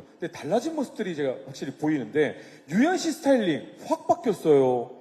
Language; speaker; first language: Korean; native; Korean